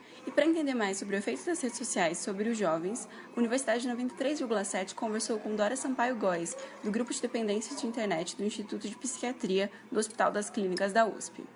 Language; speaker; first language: Portuguese; native; Portuguese